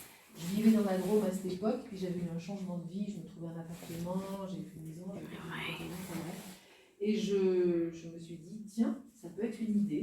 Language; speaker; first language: French; native; French